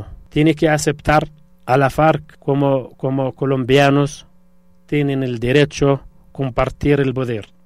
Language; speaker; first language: Spanish; non-native, fluent; Arabic